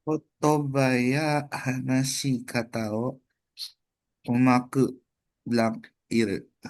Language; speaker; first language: Japanese; non-native, learner; Filipino